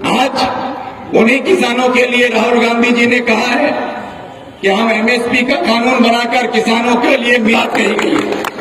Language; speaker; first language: Hindi; non-native, local second language; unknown